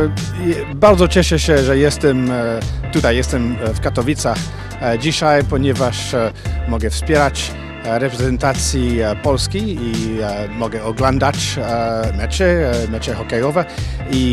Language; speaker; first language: Polish; non-native, learner; English